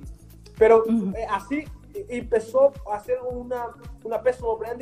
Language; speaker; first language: Spanish; non-native, learner; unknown